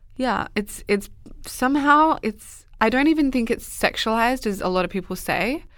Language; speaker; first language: English; native; English